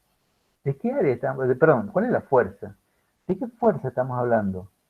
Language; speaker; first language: Spanish; native; Spanish